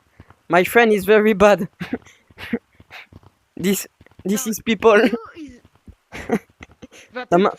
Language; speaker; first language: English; non-native, learner; French